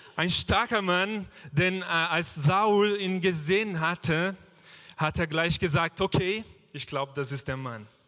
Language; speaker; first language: German; non-native, fluent; Portuguese